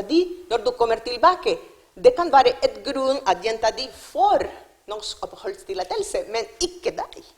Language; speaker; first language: Norwegian; non-native, learner; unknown